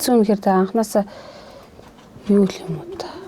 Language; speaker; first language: Mongolian; native; Mongolian